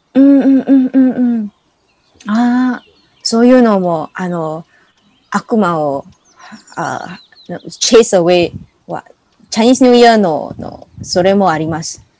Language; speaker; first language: Japanese; non-native, learner; English